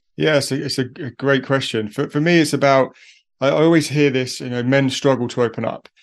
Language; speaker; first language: English; native; English